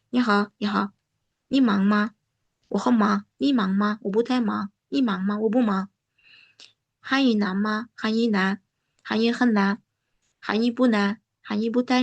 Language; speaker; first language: Chinese; non-native, fluent; Uzbek